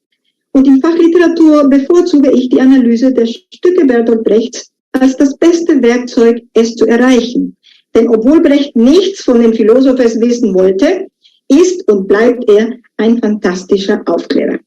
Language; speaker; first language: German; non-native, fluent; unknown